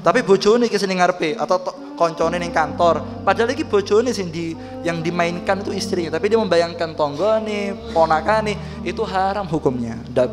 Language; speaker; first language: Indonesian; non-native, local second language; Javanese